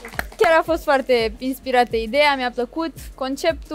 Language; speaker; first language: Romanian; native; Romanian